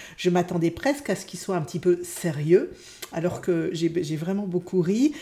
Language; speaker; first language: French; native; French